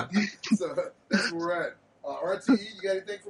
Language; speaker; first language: English; native; English